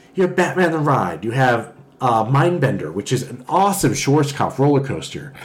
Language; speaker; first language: English; native; English